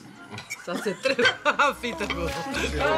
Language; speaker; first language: French; non-native, fluent; English